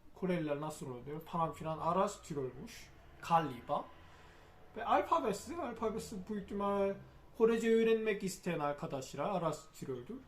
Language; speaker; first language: Turkish; non-native, fluent; Korean